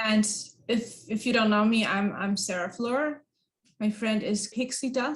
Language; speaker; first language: English; non-native, fluent; German